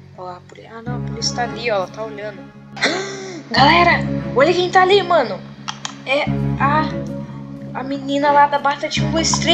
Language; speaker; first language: Portuguese; native; Portuguese